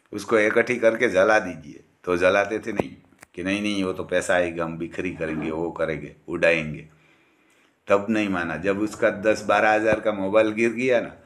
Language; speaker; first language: Hindi; non-native, local second language; Gujarati